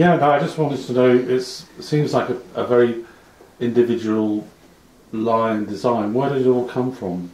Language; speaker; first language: English; native; English